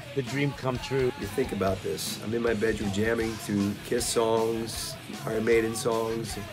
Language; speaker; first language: English; native; English